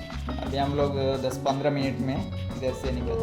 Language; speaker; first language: Hindi; non-native, local second language; Tulu